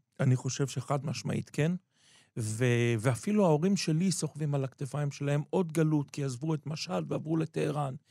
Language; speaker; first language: Hebrew; native; Hebrew